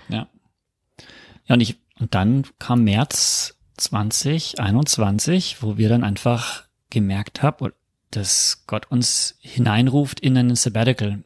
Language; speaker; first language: German; non-native, fluent; English